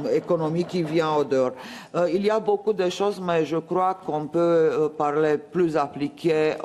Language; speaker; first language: French; non-native, fluent; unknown